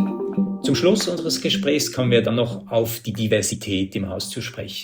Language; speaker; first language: German; native; German